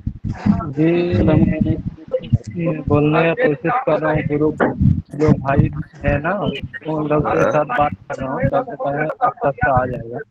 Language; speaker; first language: Hindi; non-native, local second language; Bangla